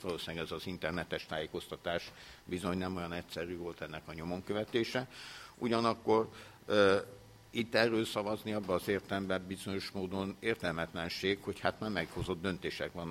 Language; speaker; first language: Hungarian; native; Hungarian